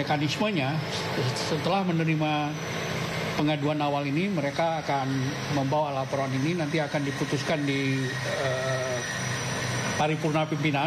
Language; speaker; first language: Indonesian; native; Indonesian